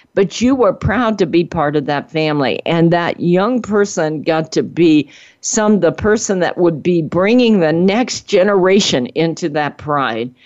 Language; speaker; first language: English; native; English